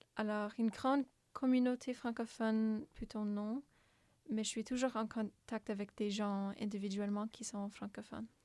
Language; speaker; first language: French; non-native, local second language; English